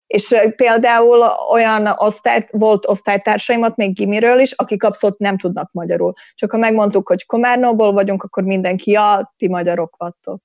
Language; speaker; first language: Hungarian; native; Hungarian